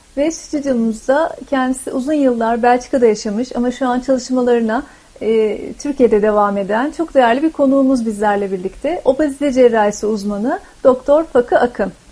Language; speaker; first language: Turkish; native; Turkish